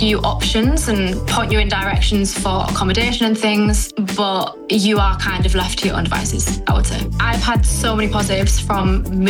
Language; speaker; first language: English; native; English